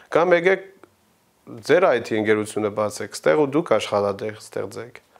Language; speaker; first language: Armenian; early bilingual, heritage; Armenian